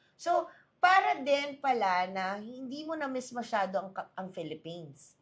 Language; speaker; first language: Filipino; native; Filipino